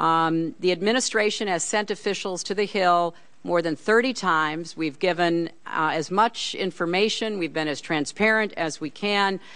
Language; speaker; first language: English; native; English